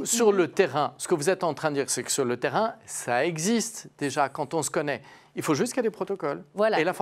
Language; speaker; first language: French; native; French